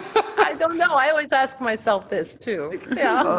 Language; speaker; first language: English; native; English